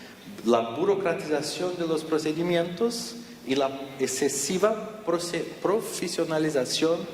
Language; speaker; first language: Spanish; non-native, fluent; Portuguese